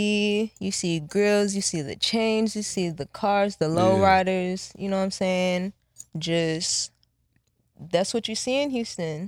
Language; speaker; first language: English; early bilingual, other home language; Japanese